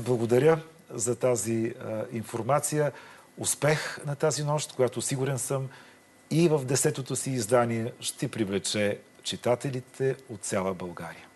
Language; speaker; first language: Bulgarian; native; Bulgarian